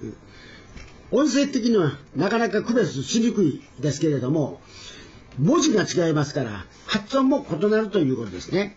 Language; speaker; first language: Japanese; native; Japanese